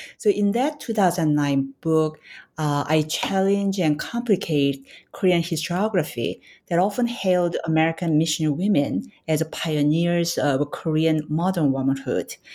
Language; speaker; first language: English; non-native, fluent; Korean